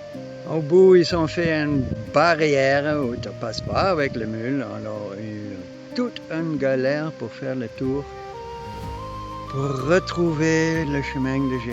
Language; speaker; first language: French; non-native, learner; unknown